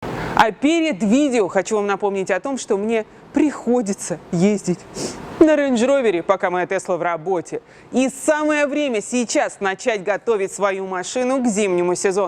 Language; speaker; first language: Russian; native; Russian